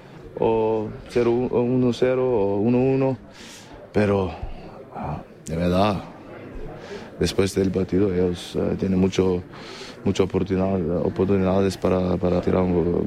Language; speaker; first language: Spanish; non-native, learner; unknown